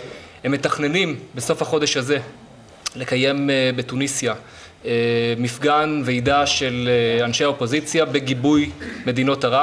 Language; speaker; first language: Hebrew; native; Hebrew